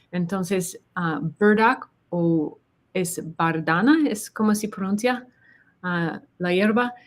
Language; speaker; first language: Spanish; non-native, learner; English